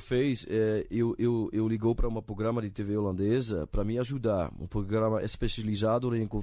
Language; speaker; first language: Portuguese; non-native, learner; Dutch